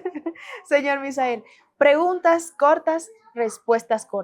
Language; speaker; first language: Spanish; native; Spanish